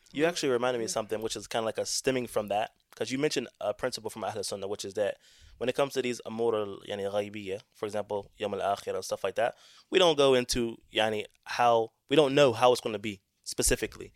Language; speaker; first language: English; native; English